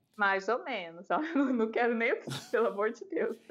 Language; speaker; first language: Portuguese; native; Portuguese